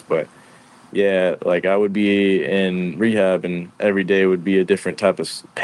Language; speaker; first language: English; native; English